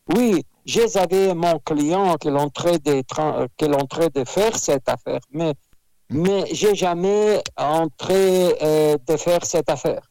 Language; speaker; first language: French; non-native, fluent; Russian